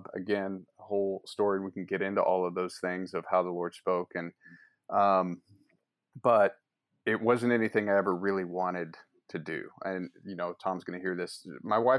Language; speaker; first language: English; native; English